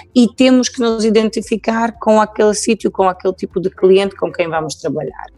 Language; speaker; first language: Portuguese; non-native, fluent; Polish